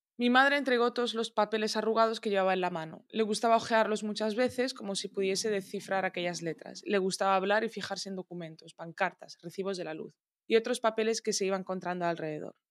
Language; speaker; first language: Spanish; early bilingual, other home language; Arabic